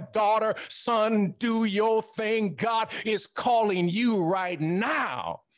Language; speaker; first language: English; native; English